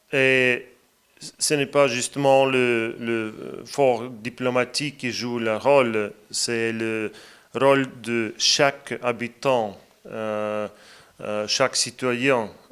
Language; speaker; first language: French; non-native, fluent; Latvian